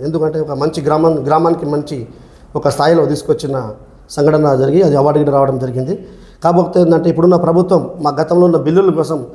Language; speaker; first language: Telugu; non-native, local second language; Lambadi